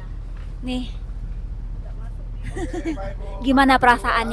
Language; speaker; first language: Indonesian; native; Indonesian